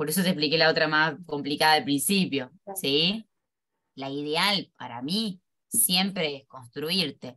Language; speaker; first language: Spanish; native; Spanish